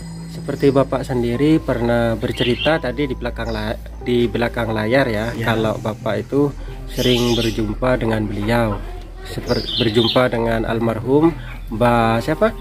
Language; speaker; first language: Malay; non-native, local second language; Javanese